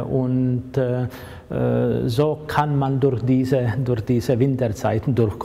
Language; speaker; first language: German; non-native, fluent; Croatian